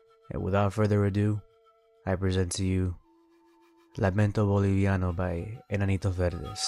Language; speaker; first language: English; early bilingual, other home language; Spanish